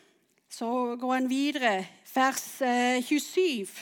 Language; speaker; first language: Norwegian; non-native, fluent; English